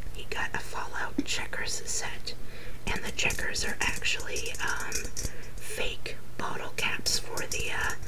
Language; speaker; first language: English; native; English